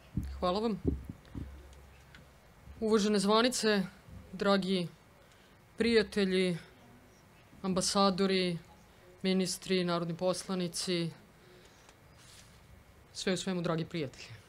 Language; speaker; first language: Bosnian; native; Bosnian